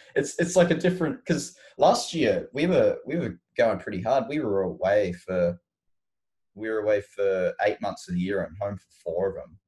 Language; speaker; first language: English; native; English